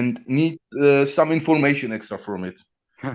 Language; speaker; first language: English; non-native, learner; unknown